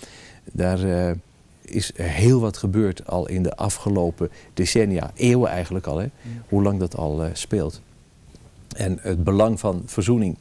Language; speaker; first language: Dutch; native; Dutch